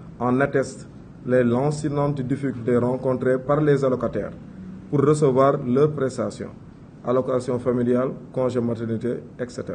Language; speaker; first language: French; non-native, local second language; Wolof